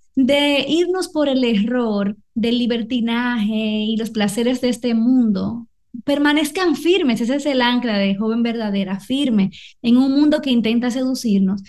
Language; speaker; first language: Spanish; native; Spanish